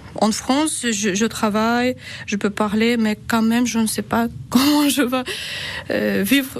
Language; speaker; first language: French; non-native, learner; Ukrainian